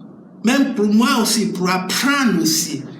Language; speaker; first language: French; non-native, learner; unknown